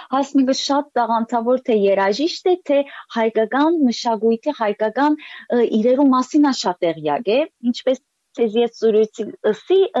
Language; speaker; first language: Armenian; early bilingual, heritage; Armenian